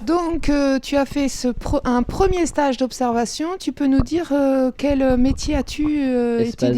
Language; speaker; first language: French; native; French